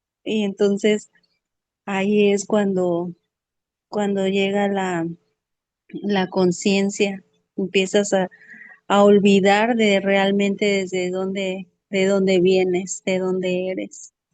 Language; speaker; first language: Spanish; native; Spanish